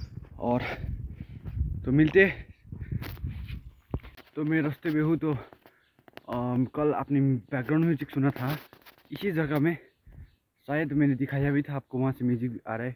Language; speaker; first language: Hindi; non-native, local second language; Nepali